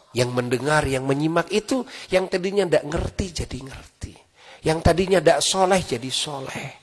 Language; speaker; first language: Indonesian; non-native, local second language; Sundanese